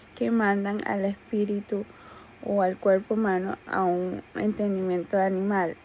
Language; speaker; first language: Spanish; native; Spanish